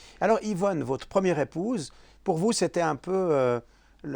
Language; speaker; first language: French; native; French